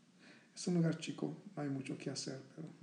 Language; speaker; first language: Spanish; early bilingual, heritage; Spanish